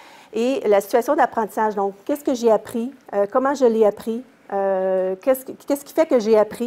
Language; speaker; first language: French; native; French